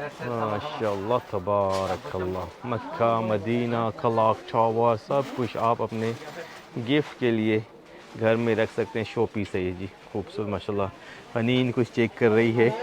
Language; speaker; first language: Hindi; non-native, local second language; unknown